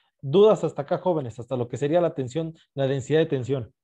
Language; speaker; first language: Spanish; native; Spanish